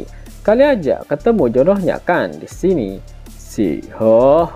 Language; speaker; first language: Indonesian; native; Indonesian